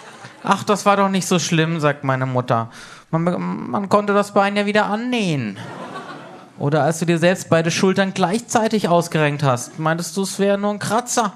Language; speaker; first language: German; native; German